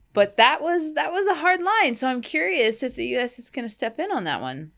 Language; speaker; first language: English; native; English